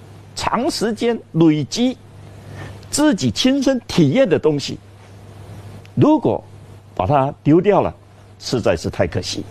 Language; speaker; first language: Chinese; native; Chinese